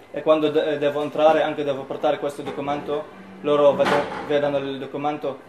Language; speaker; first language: Italian; non-native, learner; Arabic